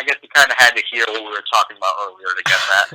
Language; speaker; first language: English; native; English